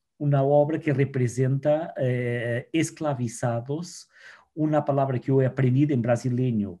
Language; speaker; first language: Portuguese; native; Portuguese